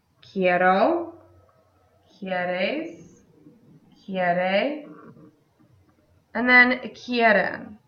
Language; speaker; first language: Spanish; non-native, fluent; English